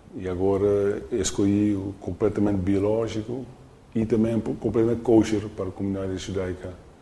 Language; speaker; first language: Portuguese; non-native, learner; Dutch